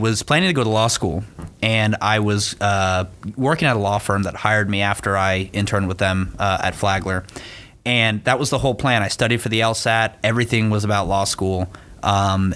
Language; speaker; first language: English; native; English